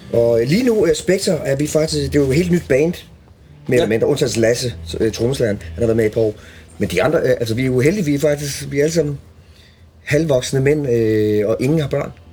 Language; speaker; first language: Danish; early bilingual, other home language; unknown